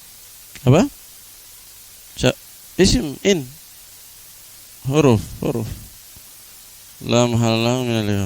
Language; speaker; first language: Arabic; non-native, fluent; Indonesian